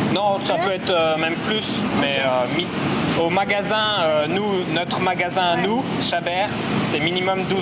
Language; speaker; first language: French; native; French